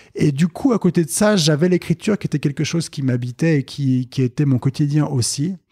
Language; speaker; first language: French; native; French